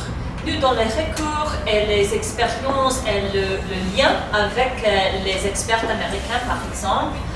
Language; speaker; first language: French; non-native, fluent; English